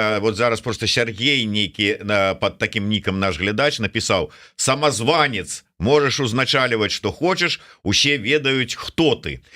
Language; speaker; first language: Belarusian; native; Belarusian